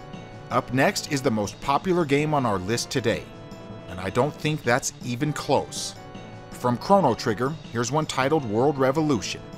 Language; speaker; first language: English; native; English